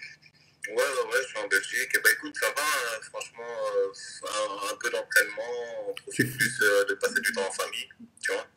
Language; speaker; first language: French; native; French